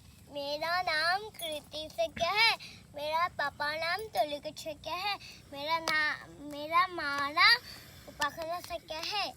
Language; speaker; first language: Hindi; non-native, local second language; Assamese